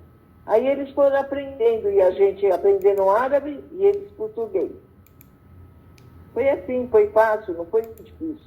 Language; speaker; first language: Portuguese; early bilingual, other home language; Arabic